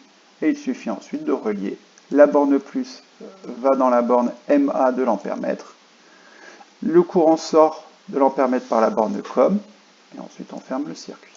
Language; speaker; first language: French; native; French